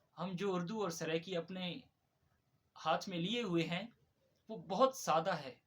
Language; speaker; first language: Urdu; non-native, local second language; Saraiki